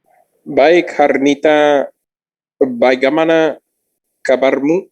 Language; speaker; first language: Indonesian; non-native, learner; English